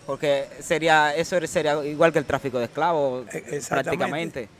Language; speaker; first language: Spanish; native; Spanish